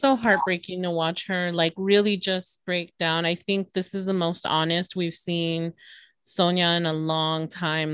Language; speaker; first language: English; early bilingual, other home language; Spanish